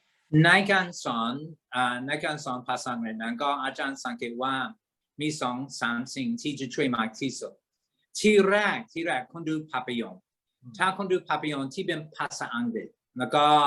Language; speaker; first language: Thai; non-native, fluent; English